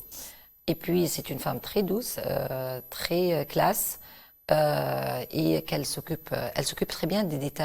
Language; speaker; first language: French; non-native, local second language; Arabic